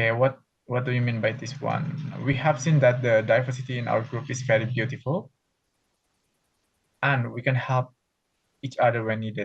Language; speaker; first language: English; non-native, fluent; Indonesian